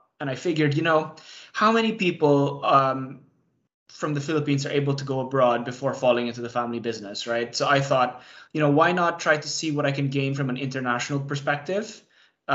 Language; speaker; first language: English; non-native, local second language; Cebuano